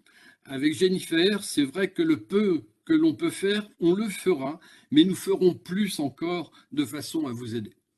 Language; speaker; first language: French; native; French